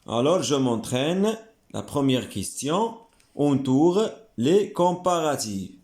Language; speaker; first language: French; non-native, local second language; Arabic